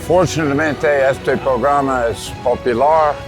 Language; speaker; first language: Spanish; non-native, learner; English